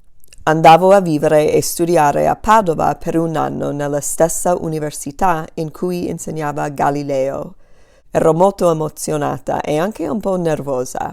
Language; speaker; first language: Italian; non-native, fluent; English